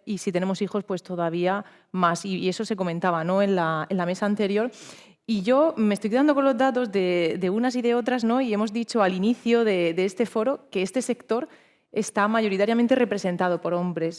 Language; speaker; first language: Spanish; native; Spanish